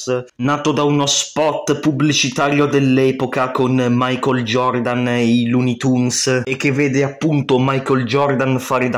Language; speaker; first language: Italian; native; Italian